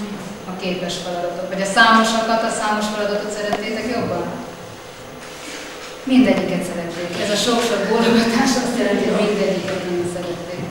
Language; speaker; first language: Hungarian; native; Hungarian